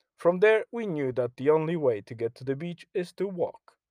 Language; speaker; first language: English; non-native, fluent; Polish